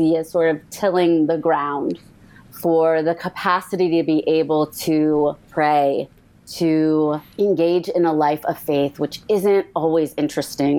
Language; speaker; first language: English; native; English